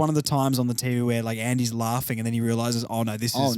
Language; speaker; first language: English; native; English